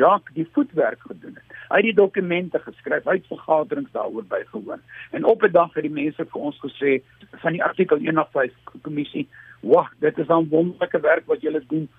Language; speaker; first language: Afrikaans; native; Afrikaans